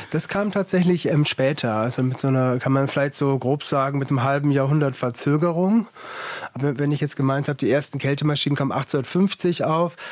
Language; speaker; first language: German; native; German